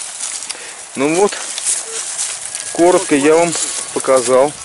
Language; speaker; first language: Russian; native; Russian